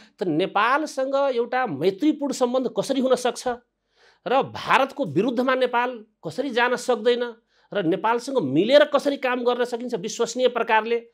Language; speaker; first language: Nepali; non-native, local second language; Maithili